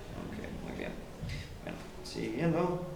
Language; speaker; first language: Spanish; non-native, fluent; English